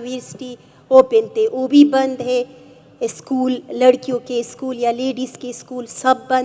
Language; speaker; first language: Hindi; non-native, fluent; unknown